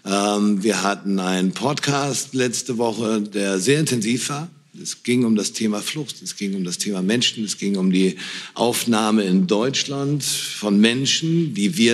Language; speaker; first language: German; native; German